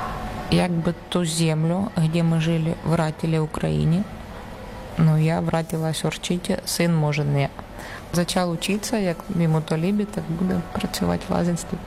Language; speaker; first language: Czech; non-native, learner; Ukrainian